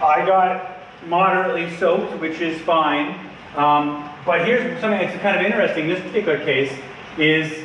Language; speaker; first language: English; native; English